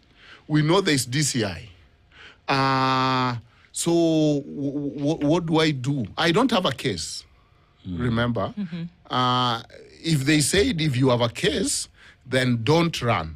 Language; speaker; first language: English; non-native, local second language; Luo (Kenya and Tanzania)